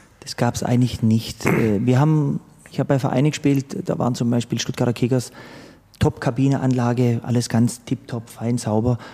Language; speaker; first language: German; early bilingual, other home language; Croatian